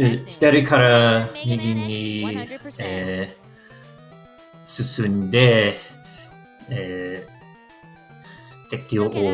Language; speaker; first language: Japanese; non-native, learner; English